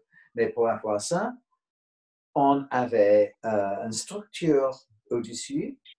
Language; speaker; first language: French; non-native, fluent; English